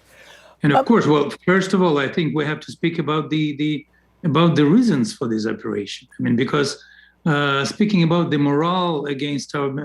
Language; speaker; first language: English; non-native, fluent; Russian